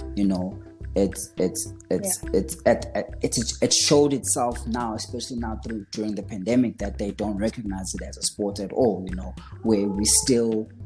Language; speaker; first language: English; non-native, local second language; Zulu